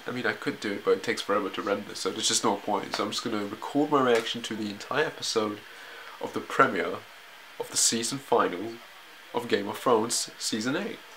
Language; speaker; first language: English; native; English